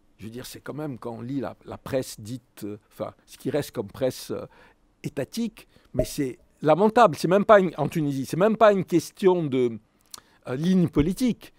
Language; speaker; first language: French; native; French